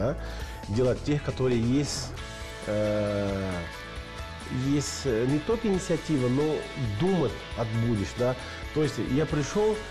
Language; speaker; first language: Russian; non-native, learner; Portuguese